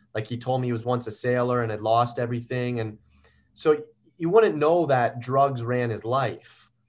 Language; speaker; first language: English; native; English